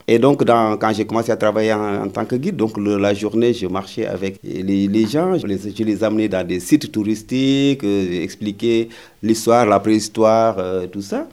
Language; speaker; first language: French; non-native, local second language; Wolof